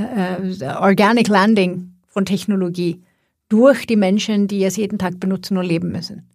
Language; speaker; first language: German; non-native, fluent; Swedish